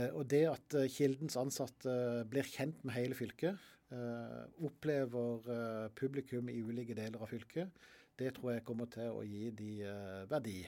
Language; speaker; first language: Norwegian; native; Norwegian